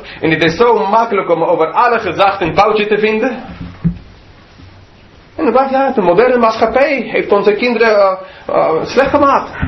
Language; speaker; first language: Dutch; non-native, fluent; English